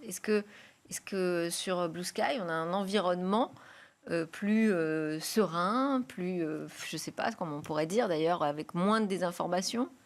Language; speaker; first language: French; native; French